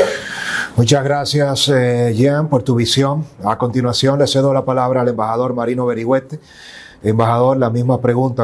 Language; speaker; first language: Spanish; native; Spanish